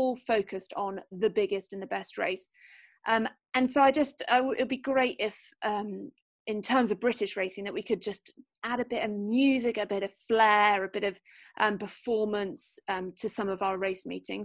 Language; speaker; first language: English; native; English